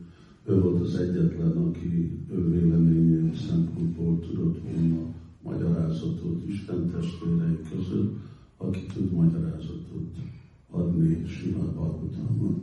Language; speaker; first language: Hungarian; non-native, learner; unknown